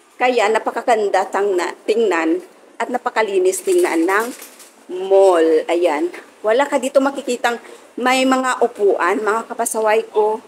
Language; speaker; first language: Filipino; non-native, local second language; Hiligaynon